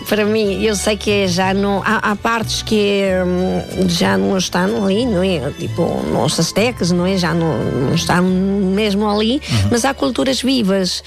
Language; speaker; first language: Portuguese; non-native, fluent; Spanish